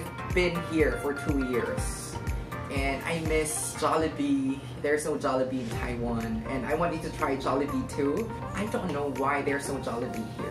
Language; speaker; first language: English; non-native, local second language; Filipino